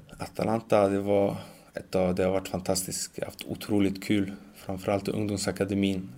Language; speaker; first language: Swedish; early bilingual, other home language; Macedonian